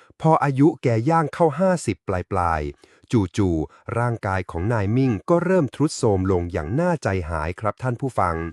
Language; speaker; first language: Thai; native; Thai